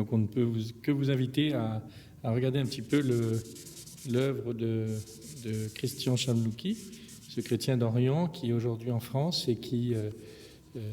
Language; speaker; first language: French; native; French